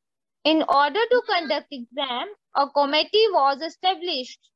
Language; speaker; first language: English; non-native, local second language; Hindi